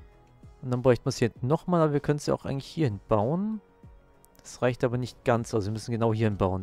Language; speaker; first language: German; native; German